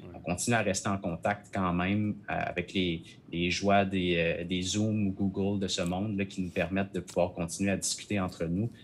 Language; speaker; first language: French; native; French